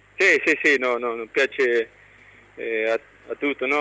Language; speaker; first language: Italian; non-native, learner; Spanish